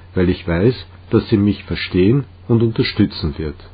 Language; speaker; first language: German; non-native, fluent; Czech